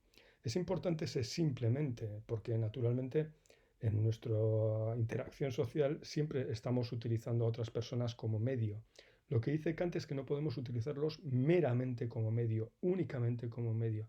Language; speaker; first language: Spanish; native; Spanish